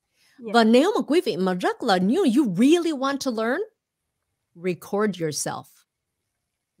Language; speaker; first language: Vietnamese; early bilingual, heritage; Vietnamese